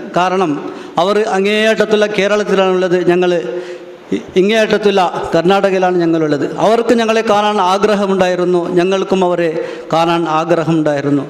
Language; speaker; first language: Malayalam; non-native, local second language; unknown